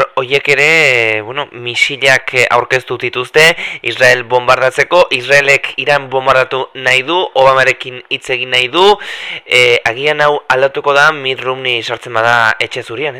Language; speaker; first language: Basque; native; Basque